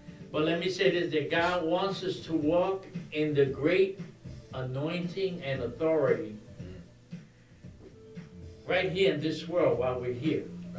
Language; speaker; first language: English; early bilingual, other home language; Spanish